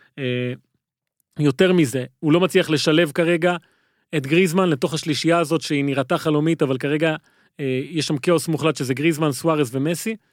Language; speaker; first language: Hebrew; native; Hebrew